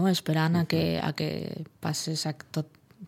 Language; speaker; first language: Catalan; non-native, fluent; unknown